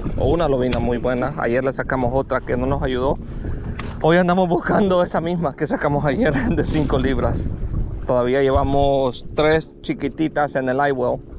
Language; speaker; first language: Spanish; early bilingual, heritage; Spanish